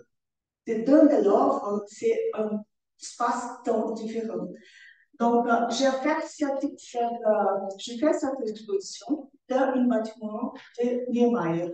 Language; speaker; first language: French; non-native, learner; Portuguese